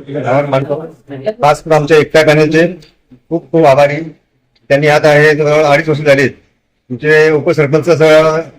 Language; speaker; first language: Marathi; native; Marathi